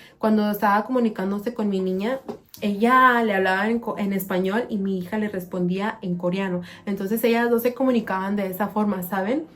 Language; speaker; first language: Spanish; native; Spanish